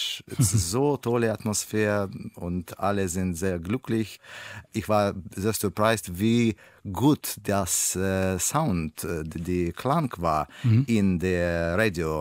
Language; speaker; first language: German; non-native, learner; Russian